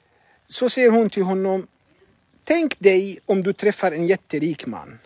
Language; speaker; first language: Swedish; non-native, fluent; Arabic